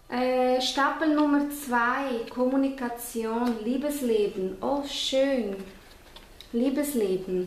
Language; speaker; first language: German; non-native, fluent; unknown